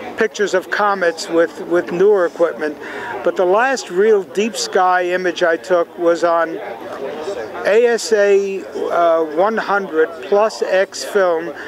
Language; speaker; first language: English; native; English